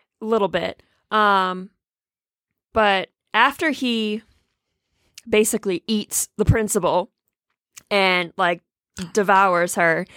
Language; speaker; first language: English; native; English